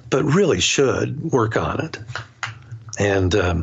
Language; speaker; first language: English; native; English